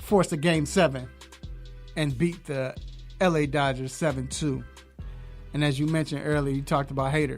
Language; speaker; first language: English; native; English